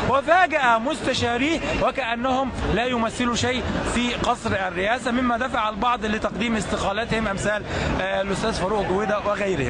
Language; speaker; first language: Arabic; native; Arabic